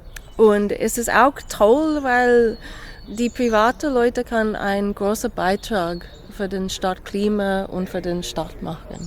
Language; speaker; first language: German; non-native, fluent; English